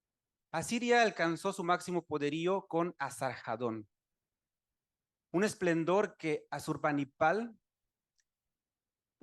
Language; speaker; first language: Spanish; native; Spanish